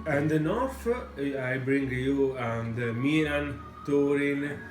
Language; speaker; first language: English; non-native, learner; Italian